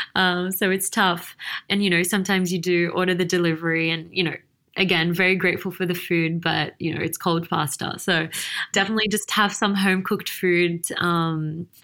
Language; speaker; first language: English; native; English